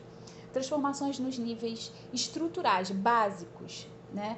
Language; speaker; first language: Portuguese; native; Portuguese